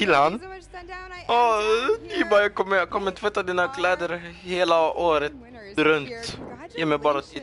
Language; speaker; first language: Swedish; early bilingual, other home language; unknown